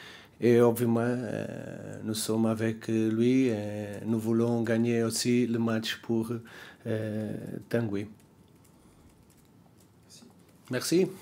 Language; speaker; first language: French; non-native, learner; Portuguese